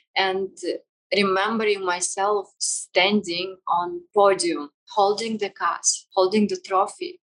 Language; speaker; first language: English; non-native, fluent; Kazakh